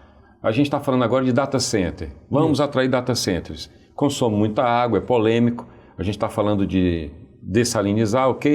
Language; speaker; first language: Portuguese; native; Portuguese